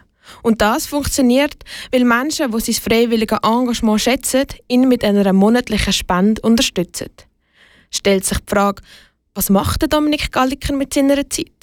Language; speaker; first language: German; native; German